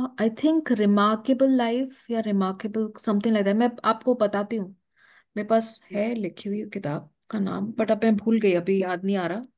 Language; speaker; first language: Hindi; native; Hindi